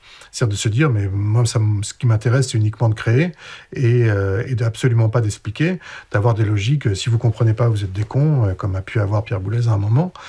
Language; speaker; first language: French; native; French